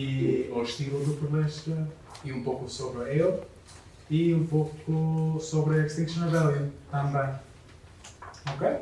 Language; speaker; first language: Portuguese; non-native, learner; English